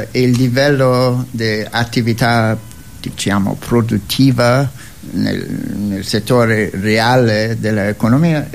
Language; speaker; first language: Italian; non-native, fluent; English